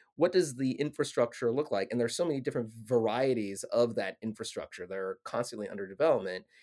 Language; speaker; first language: English; native; English